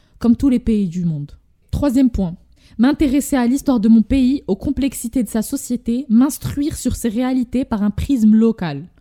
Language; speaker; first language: French; non-native, local second language; Arabic